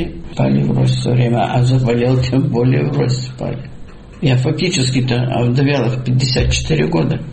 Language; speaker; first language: Russian; native; Russian